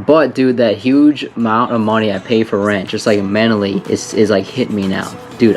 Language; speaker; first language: English; native; English